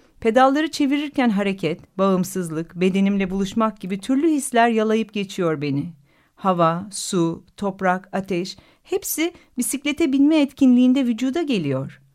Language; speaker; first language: Turkish; native; Turkish